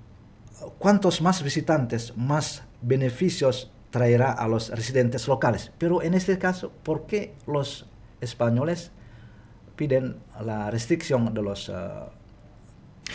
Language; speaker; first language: Spanish; non-native, fluent; Indonesian